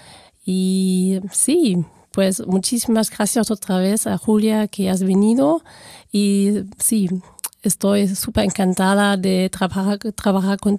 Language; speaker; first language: Spanish; non-native, fluent; German